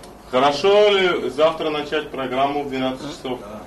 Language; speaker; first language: Russian; native; Russian